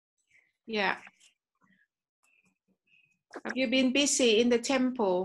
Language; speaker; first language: English; non-native, fluent; Thai